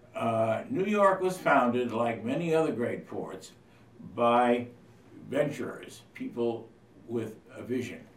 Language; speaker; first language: English; native; English